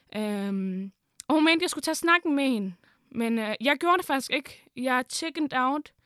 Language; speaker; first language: Danish; early bilingual, other home language; Arabic